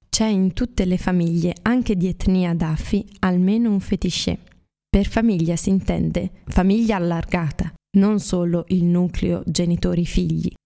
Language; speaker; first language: Italian; native; Italian